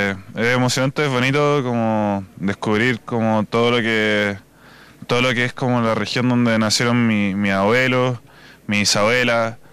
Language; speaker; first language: Spanish; native; Spanish